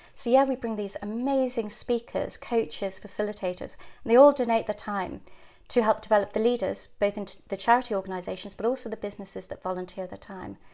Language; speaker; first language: English; native; English